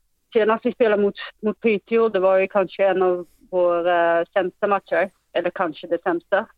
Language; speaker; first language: Swedish; non-native, fluent; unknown